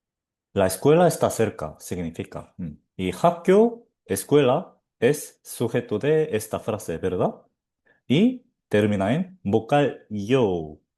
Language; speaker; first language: Spanish; non-native, fluent; Korean